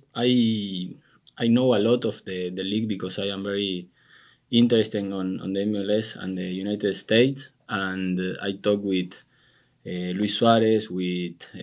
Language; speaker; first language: English; non-native, learner; Spanish